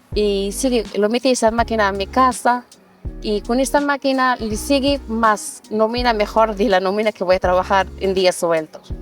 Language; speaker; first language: Spanish; non-native, learner; Arabic